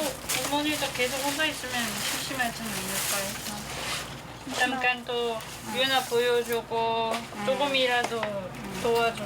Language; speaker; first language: Korean; non-native, fluent; French